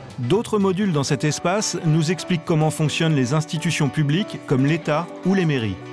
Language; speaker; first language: French; native; French